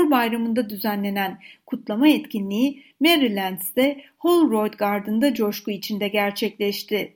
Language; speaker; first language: Turkish; native; Turkish